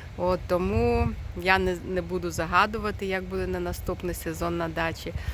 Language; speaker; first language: Ukrainian; non-native, local second language; Russian